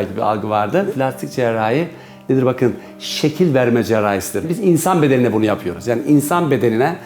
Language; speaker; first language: Turkish; native; Turkish